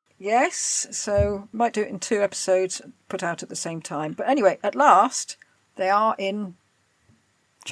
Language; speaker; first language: English; native; English